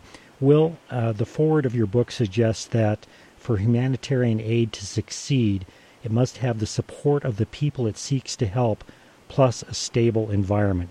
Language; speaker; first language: English; native; English